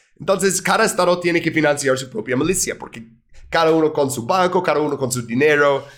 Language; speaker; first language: Spanish; non-native, fluent; English